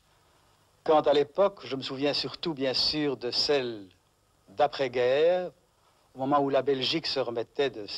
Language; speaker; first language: French; native; French